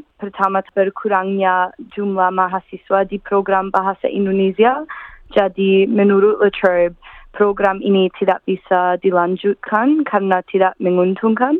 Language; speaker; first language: Indonesian; non-native, fluent; English